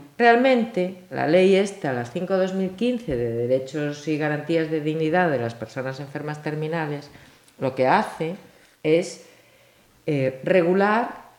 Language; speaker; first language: Spanish; native; Spanish